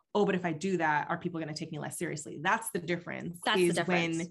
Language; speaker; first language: English; early bilingual, other home language; Spanish